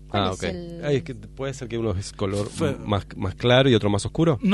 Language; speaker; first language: Spanish; native; Spanish